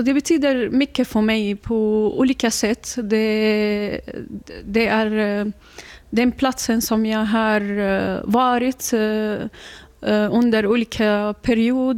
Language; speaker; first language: Swedish; non-native, learner; Arabic